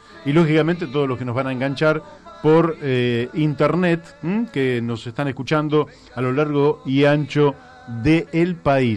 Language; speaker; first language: Spanish; native; Spanish